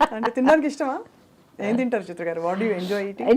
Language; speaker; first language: Telugu; native; Telugu